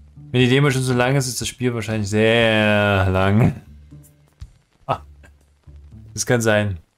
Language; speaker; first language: German; native; German